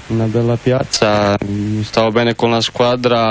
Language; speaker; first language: Italian; non-native, fluent; Croatian